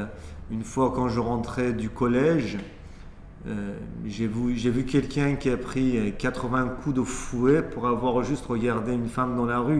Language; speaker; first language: French; early bilingual, other home language; Persian